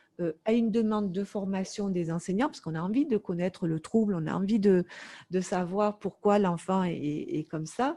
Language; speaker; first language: French; native; French